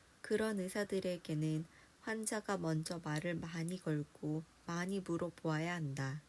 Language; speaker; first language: Korean; native; Korean